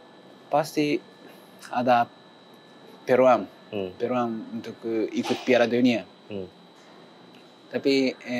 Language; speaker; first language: Indonesian; non-native, learner; Japanese